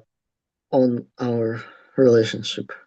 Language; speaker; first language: English; non-native, learner; Russian